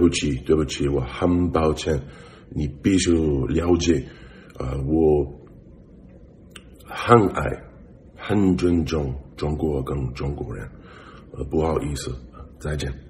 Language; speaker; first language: Chinese; non-native, learner; English